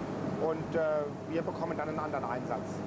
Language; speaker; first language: German; native; German